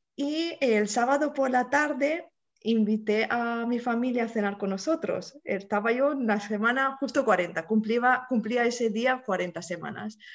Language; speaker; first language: Spanish; non-native, fluent; Romanian